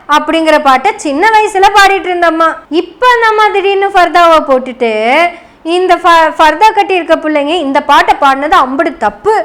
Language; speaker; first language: Tamil; non-native, local second language; Malayalam